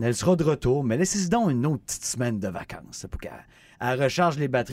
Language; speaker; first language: French; native; French